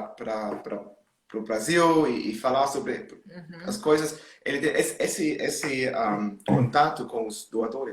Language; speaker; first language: Portuguese; non-native, learner; German